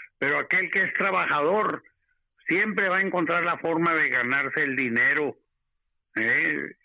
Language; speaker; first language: Spanish; native; Spanish